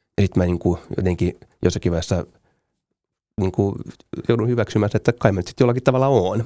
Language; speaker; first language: Finnish; native; Finnish